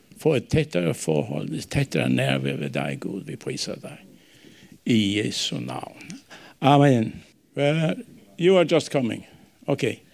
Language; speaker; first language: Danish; non-native, local second language; Faroese